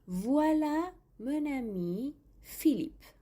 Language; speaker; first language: French; non-native, fluent; Persian